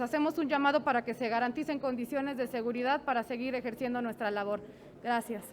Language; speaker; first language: Spanish; native; Spanish